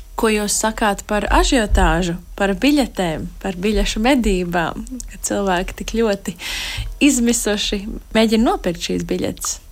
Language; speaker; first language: Latvian; native; Latvian